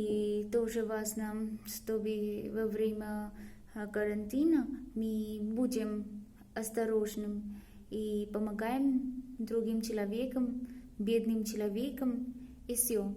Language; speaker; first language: Russian; non-native, learner; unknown